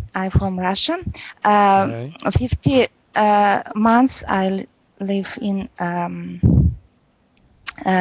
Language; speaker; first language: English; non-native, learner; Russian